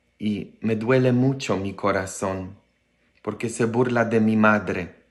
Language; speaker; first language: Spanish; non-native, fluent; Polish